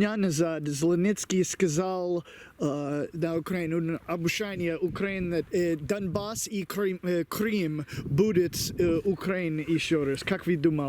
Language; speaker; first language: Russian; non-native, learner; English